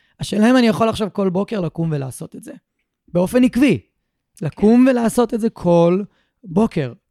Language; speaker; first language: Hebrew; native; Hebrew